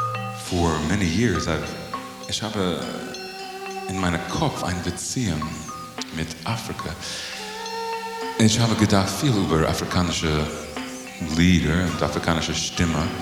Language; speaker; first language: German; non-native, learner; English